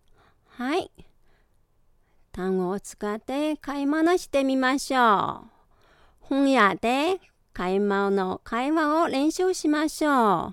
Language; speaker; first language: Japanese; non-native, fluent; Chinese